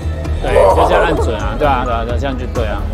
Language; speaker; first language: Chinese; native; Chinese